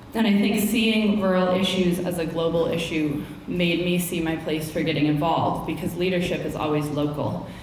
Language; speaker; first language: English; native; English